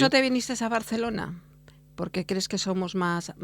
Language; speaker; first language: Spanish; native; Spanish